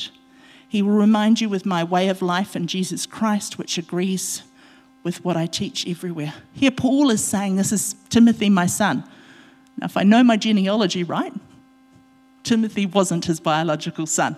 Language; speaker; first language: English; native; English